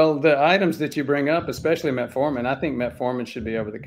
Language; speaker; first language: English; native; English